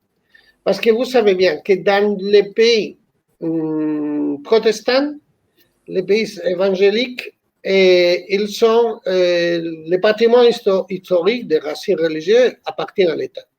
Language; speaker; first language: French; non-native, fluent; Spanish